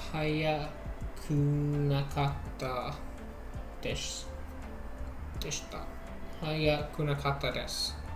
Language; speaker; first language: Japanese; non-native, learner; English